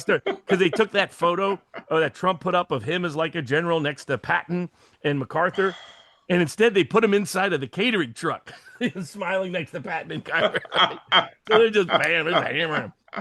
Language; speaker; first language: English; native; English